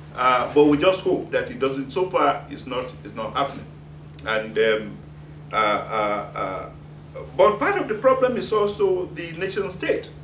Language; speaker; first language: English; non-native, local second language; Yoruba